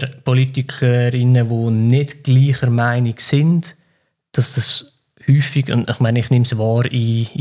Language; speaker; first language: German; native; German